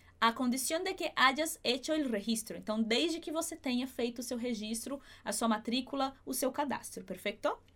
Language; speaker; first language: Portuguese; native; Portuguese